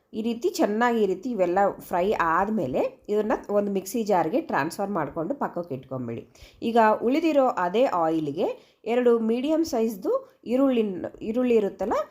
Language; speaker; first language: Kannada; native; Kannada